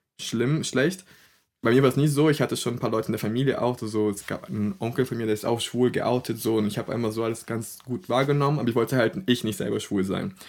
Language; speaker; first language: German; non-native, fluent; Portuguese